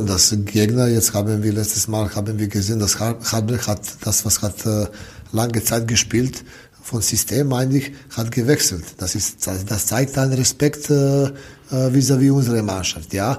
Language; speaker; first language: German; non-native, learner; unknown